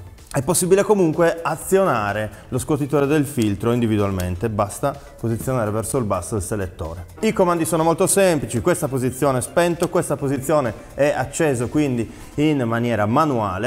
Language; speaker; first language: Italian; native; Italian